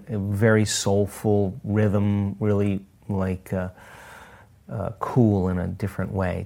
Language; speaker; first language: English; early bilingual, other home language; Italian